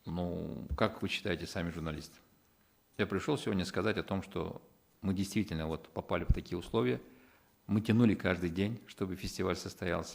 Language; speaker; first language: Russian; native; Russian